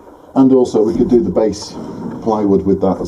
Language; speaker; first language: English; native; English